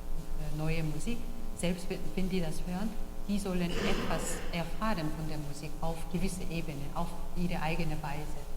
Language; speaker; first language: German; non-native, fluent; Korean